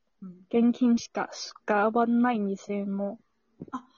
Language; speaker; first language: Japanese; non-native, learner; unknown